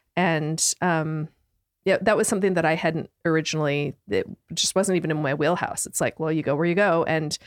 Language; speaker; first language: English; native; English